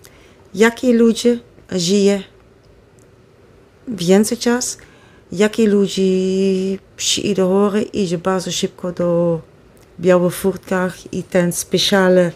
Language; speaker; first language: Polish; non-native, learner; Dutch